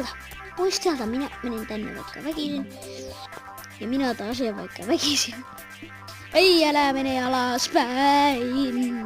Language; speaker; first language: Finnish; native; Finnish